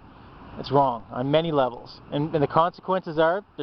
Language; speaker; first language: English; native; English